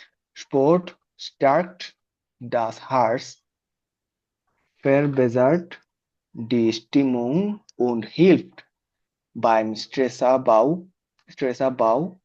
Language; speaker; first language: German; non-native, learner; Bangla